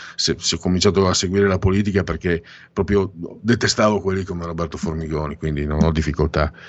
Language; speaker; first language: Italian; non-native, local second language; Friulian